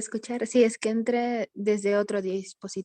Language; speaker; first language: Spanish; native; Spanish